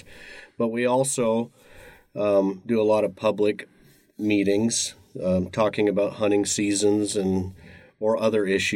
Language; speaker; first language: English; native; English